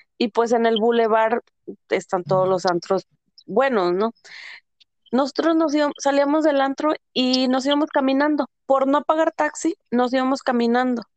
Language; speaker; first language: Spanish; early bilingual, heritage; Spanish